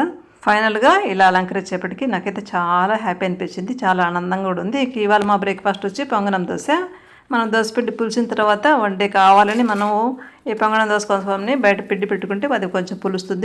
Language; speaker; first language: Telugu; native; Telugu